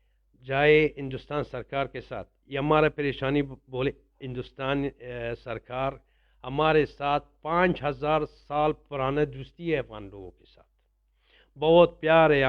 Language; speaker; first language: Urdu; non-native, learner; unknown